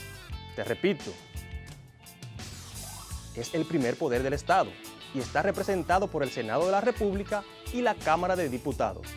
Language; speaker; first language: Spanish; native; Spanish